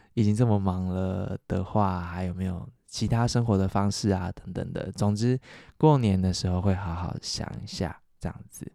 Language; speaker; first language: Chinese; native; Chinese